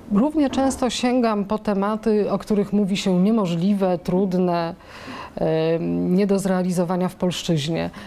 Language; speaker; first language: Polish; native; Polish